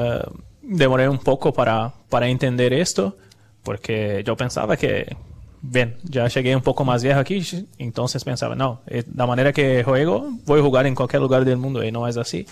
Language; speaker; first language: Spanish; non-native, fluent; Portuguese